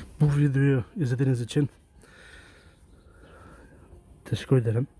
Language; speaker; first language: Turkish; early bilingual, heritage; Turkish